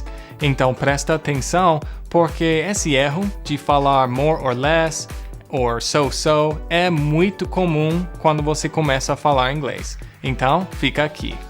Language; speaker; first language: Portuguese; non-native, fluent; English